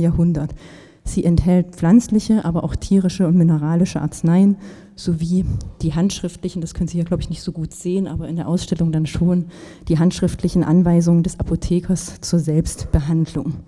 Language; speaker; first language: German; native; German